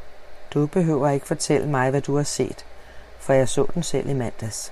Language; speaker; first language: Danish; native; Danish